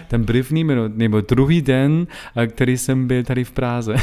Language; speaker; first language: Czech; non-native, learner; German